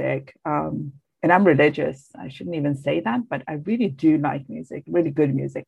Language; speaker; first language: English; non-native, fluent; Bangla